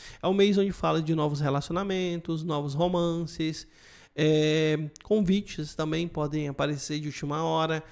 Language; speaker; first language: Portuguese; native; Portuguese